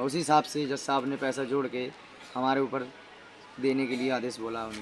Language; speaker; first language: Hindi; native; Hindi